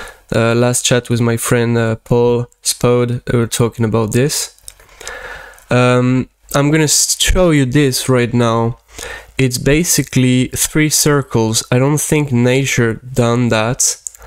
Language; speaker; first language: English; non-native, fluent; French